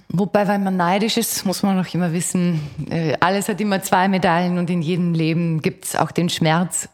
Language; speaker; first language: German; native; German